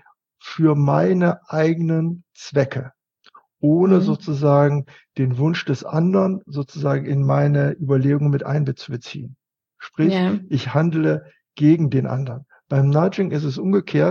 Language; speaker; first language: German; native; German